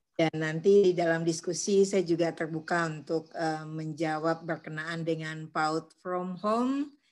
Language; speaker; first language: Indonesian; native; Indonesian